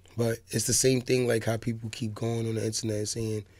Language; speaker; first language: English; native; English